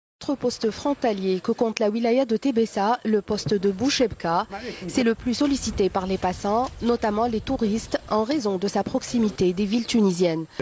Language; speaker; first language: French; non-native, local second language; Arabic